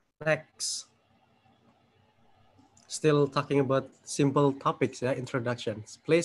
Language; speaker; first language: English; non-native, fluent; Indonesian